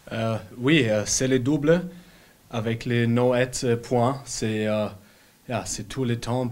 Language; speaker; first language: French; non-native, learner; German